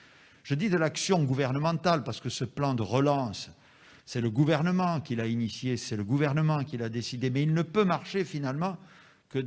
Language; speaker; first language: French; native; French